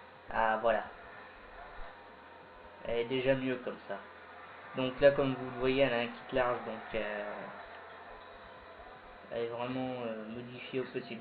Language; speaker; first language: French; native; French